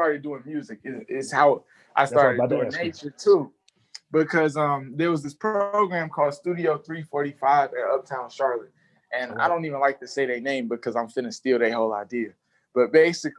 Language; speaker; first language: English; native; English